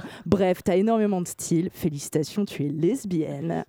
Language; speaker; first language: French; native; French